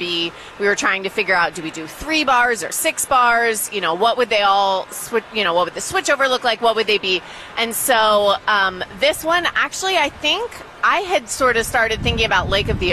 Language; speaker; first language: English; native; English